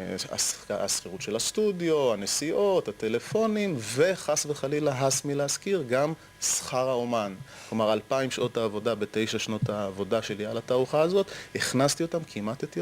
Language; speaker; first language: Hebrew; native; Hebrew